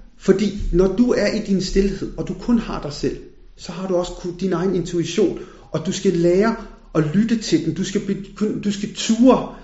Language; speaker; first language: Danish; early bilingual, other home language; Punjabi